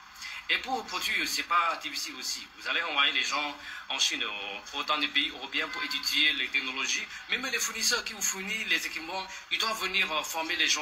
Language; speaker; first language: French; non-native, fluent; Chinese